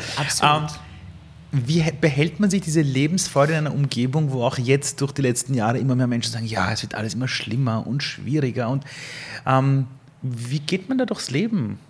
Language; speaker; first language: German; early bilingual, other home language; Persian